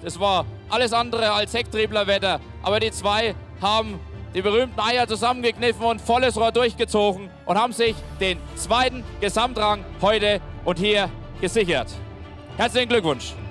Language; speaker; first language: German; native; German